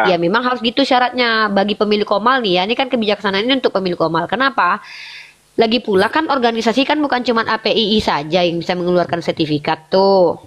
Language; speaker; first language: Indonesian; native; Indonesian